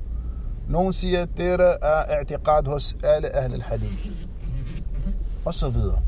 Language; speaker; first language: Danish; non-native, fluent; Arabic